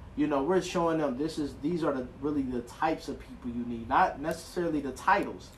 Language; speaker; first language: English; native; English